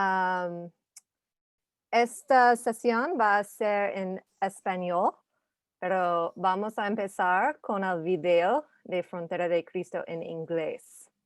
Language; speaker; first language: Spanish; non-native, fluent; English